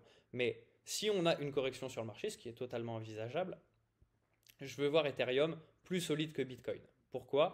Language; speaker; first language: French; native; French